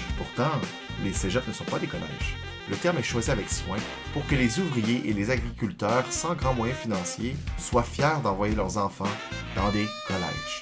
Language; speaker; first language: French; native; French